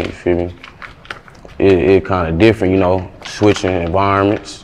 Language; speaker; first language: English; native; English